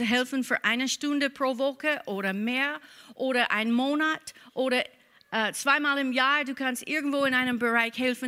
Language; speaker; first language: German; non-native, fluent; English